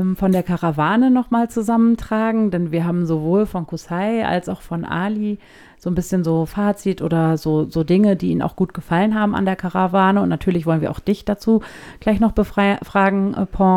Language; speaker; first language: German; native; German